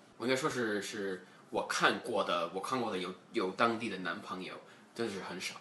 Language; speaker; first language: Chinese; non-native, fluent; English